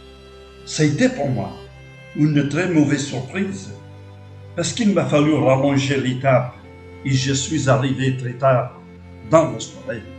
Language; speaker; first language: French; non-native, fluent; Portuguese